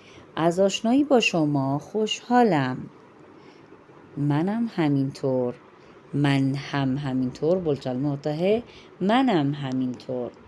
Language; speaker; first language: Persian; non-native, fluent; Urdu